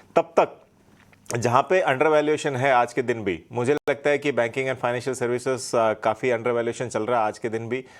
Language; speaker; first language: Hindi; non-native, local second language; Tamil